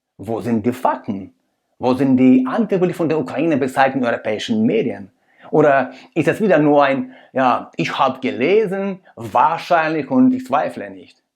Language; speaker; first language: German; non-native, fluent; Russian